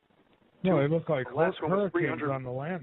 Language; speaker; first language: English; native; English